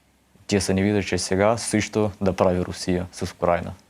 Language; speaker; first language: Bulgarian; early bilingual, heritage; Russian